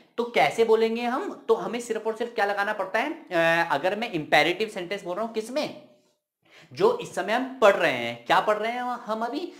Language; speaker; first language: Hindi; native; Hindi